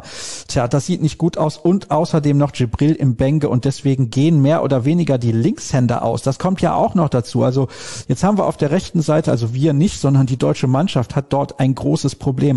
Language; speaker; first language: German; native; German